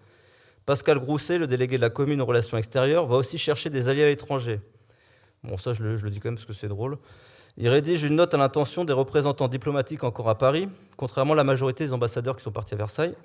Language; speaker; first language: French; native; French